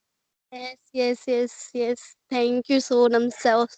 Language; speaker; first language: English; non-native, learner; Hindi